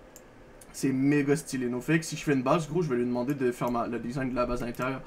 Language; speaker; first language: French; native; French